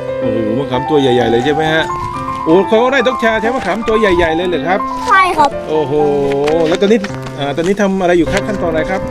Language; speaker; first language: Thai; native; Thai